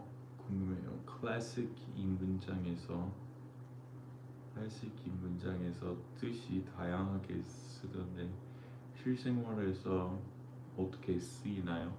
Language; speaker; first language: Korean; non-native, fluent; English